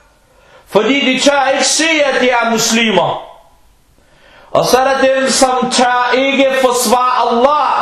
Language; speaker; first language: Danish; non-native, local second language; Arabic